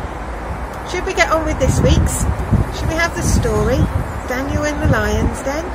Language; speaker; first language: English; native; English